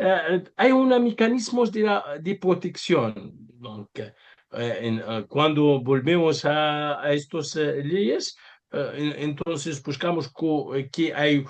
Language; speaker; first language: Spanish; non-native, learner; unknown